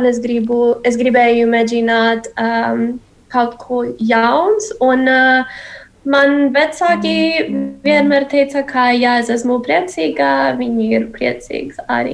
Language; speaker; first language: Latvian; non-native, learner; Spanish